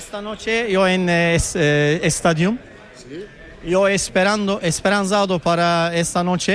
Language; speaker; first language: Spanish; non-native, learner; Turkish